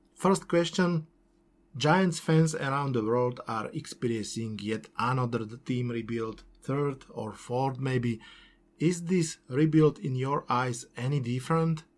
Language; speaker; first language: English; non-native, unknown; Slovak